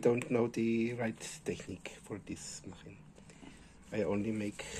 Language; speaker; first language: English; non-native, learner; German